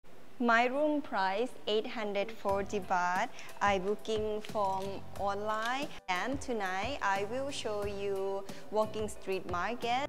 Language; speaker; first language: English; non-native, learner; Thai